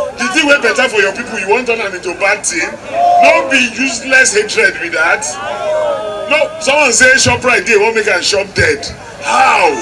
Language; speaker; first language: Nigerian Pidgin; native; Nigerian Pidgin